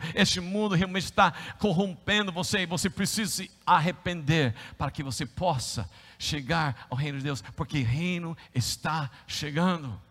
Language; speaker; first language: Portuguese; non-native, fluent; English